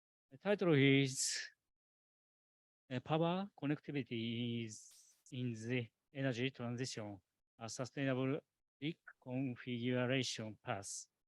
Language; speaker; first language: English; non-native, learner; Japanese